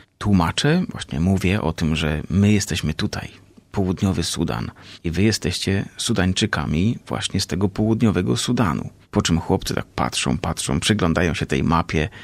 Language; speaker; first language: Polish; native; Polish